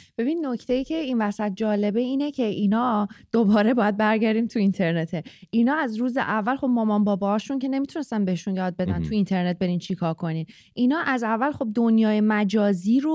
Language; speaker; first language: Persian; native; Persian